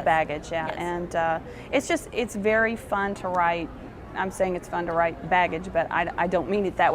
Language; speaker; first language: English; native; English